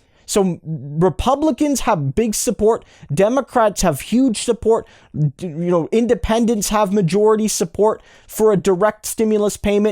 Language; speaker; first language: English; native; English